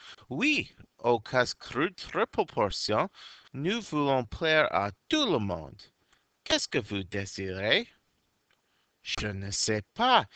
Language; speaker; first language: French; non-native, fluent; English